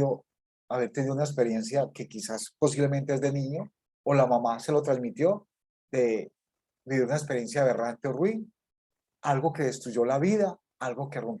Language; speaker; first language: Spanish; native; Spanish